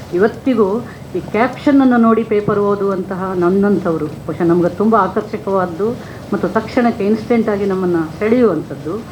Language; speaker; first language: Kannada; native; Kannada